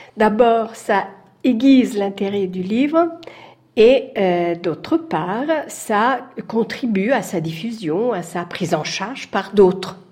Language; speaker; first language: French; non-native, fluent; Italian